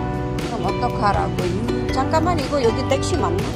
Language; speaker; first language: Korean; non-native, fluent; Cebuano